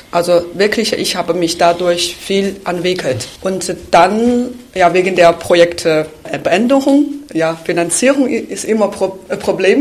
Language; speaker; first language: German; non-native, fluent; Chinese